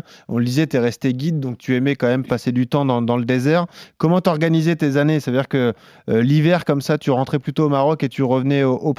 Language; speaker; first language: French; native; French